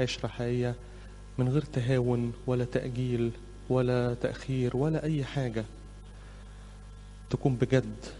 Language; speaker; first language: Arabic; native; Arabic